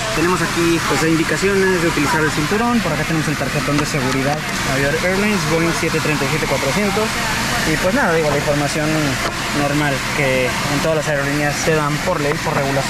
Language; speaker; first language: Spanish; native; Spanish